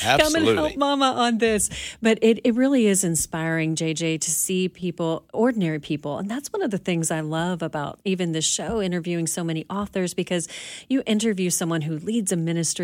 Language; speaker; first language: English; native; English